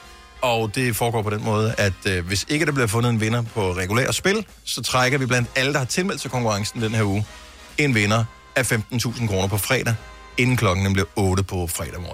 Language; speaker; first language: Danish; native; Danish